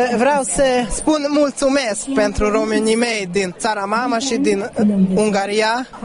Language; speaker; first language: Romanian; non-native, learner; Hungarian